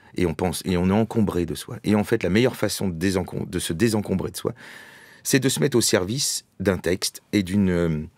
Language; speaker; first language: French; native; French